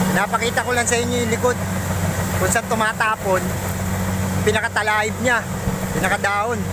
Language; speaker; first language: Filipino; native; Filipino